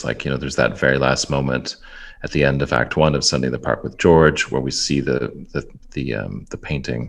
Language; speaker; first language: English; native; English